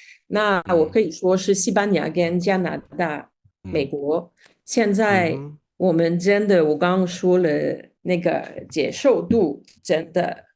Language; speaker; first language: Chinese; non-native, fluent; Spanish